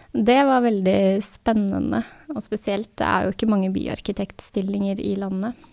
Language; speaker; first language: Norwegian; native; Norwegian